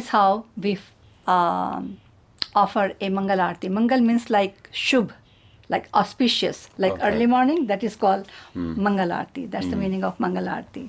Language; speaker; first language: English; non-native, local second language; Hindi